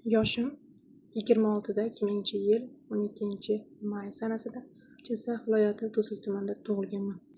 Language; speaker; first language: Uzbek; non-native, local second language; Kyrgyz